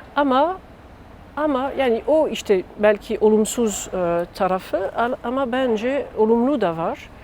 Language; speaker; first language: Turkish; non-native, learner; French